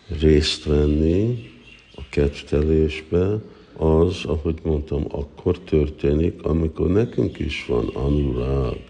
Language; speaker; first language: Hungarian; early bilingual, heritage; Hungarian